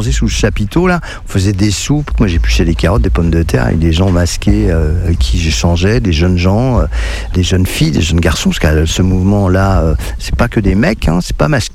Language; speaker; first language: French; native; French